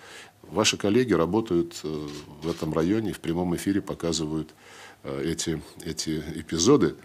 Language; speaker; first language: Russian; native; Russian